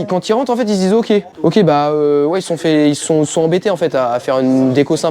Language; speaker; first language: French; native; French